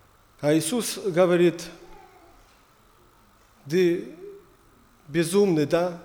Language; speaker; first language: Russian; non-native, learner; German